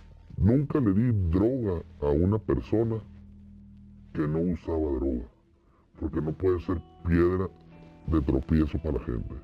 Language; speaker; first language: Spanish; native; Spanish